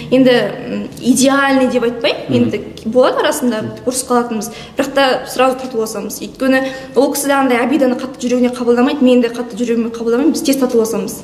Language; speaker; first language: Kazakh; non-native, local second language; Russian